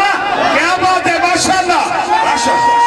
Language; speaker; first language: Urdu; native; Urdu